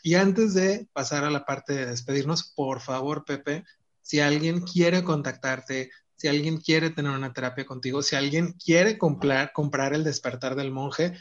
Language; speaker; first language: Spanish; native; Spanish